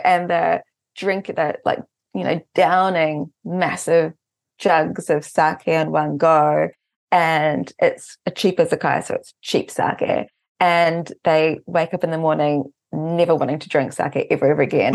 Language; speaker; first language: English; native; English